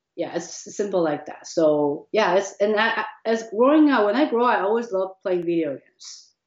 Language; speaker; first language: English; non-native, fluent; Chinese